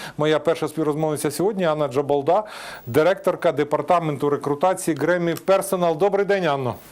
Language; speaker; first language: Ukrainian; native; Ukrainian